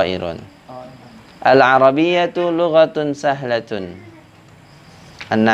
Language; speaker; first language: Arabic; non-native, fluent; Indonesian